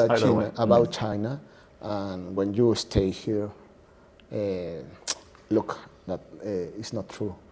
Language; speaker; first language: English; non-native, learner; Spanish